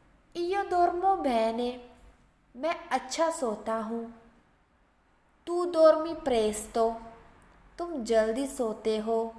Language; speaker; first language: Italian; non-native, fluent; Urdu